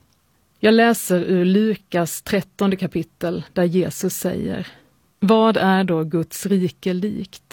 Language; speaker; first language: Swedish; native; Swedish